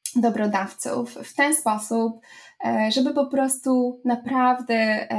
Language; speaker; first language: Polish; native; Polish